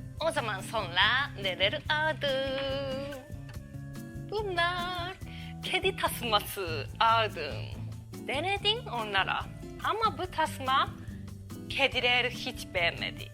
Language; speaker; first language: Turkish; non-native, learner; Japanese